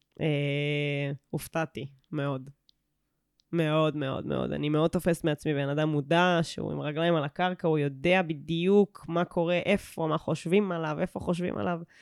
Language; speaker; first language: Hebrew; native; Hebrew